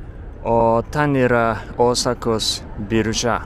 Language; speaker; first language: Lithuanian; non-native, fluent; Japanese